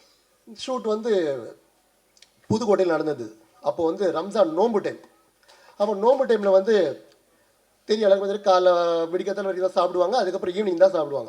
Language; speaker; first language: Tamil; native; Tamil